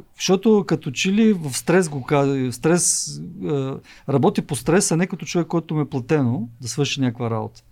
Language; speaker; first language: Bulgarian; native; Bulgarian